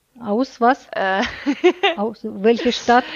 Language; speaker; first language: German; non-native, learner; Russian